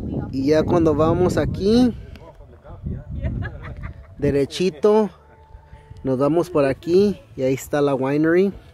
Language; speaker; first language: Spanish; early bilingual, heritage; Spanish